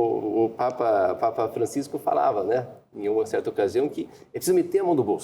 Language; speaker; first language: Portuguese; native; Portuguese